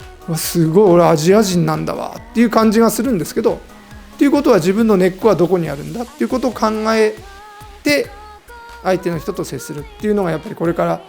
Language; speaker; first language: Japanese; native; Japanese